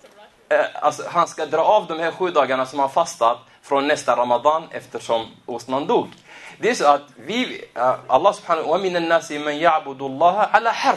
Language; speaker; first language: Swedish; non-native, fluent; Arabic